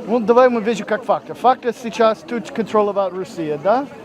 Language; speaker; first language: Russian; non-native, learner; English